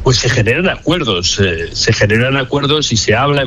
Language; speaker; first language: Spanish; native; Spanish